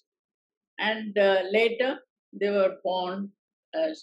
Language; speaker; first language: English; non-native, local second language; Tamil